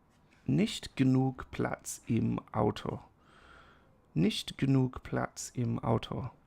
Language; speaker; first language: German; non-native, fluent; English